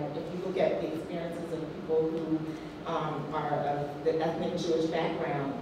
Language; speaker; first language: English; native; English